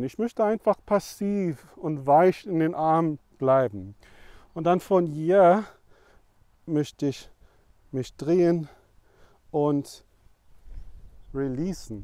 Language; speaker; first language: German; non-native, fluent; English